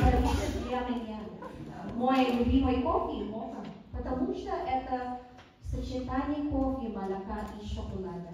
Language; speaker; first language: Russian; non-native, learner; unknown